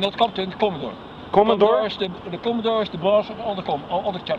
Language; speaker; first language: English; non-native, learner; Dutch